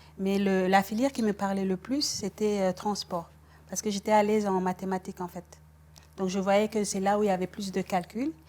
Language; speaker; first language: French; non-native, local second language; Wolof